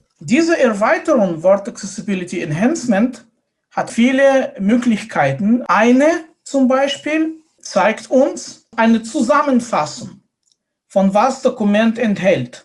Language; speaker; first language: German; non-native, fluent; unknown